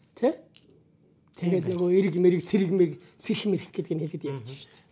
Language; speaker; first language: Mongolian; native; Mongolian